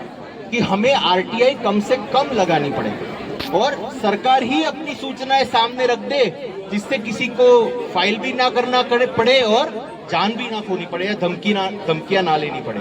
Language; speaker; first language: Hindi; native; Hindi